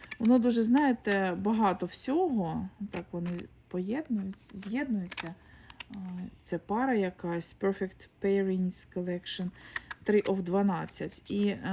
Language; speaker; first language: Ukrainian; non-native, local second language; Russian